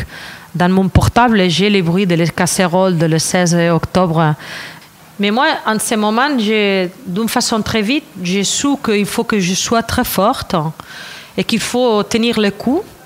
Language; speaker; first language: French; non-native, fluent; Catalan